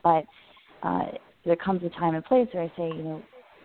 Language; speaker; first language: English; native; English